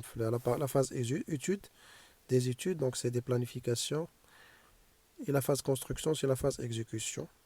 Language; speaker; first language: French; non-native, local second language; Arabic